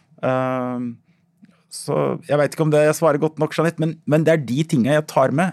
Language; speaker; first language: Norwegian; early bilingual, other home language; Arabic